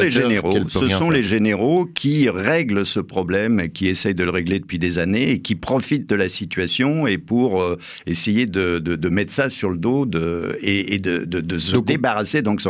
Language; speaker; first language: French; native; French